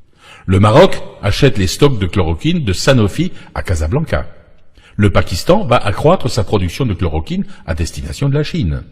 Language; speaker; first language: French; native; French